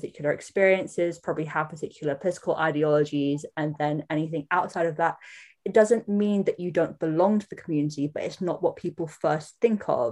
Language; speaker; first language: English; native; English